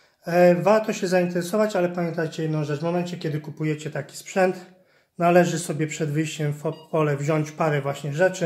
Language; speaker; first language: Polish; native; Polish